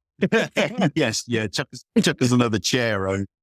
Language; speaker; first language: English; native; English